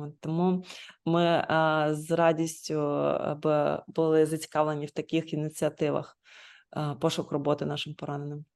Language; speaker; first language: Ukrainian; native; Ukrainian